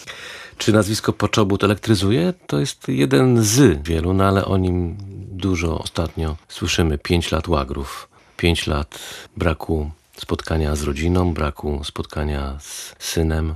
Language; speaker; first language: Polish; native; Polish